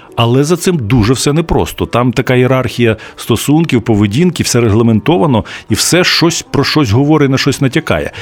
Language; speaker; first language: Ukrainian; native; Ukrainian